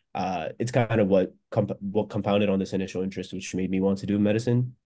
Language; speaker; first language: English; native; English